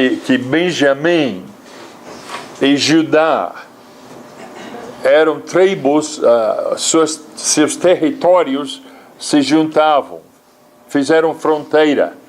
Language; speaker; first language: Portuguese; non-native, fluent; English